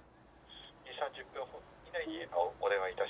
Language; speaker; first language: Japanese; native; Japanese